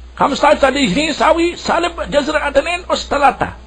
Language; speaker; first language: Arabic; non-native, learner; Urdu